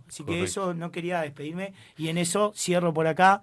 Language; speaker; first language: Spanish; native; Spanish